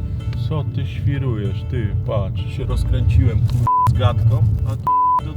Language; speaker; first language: Polish; native; Polish